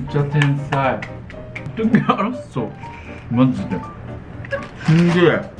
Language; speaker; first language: Korean; non-native, learner; Japanese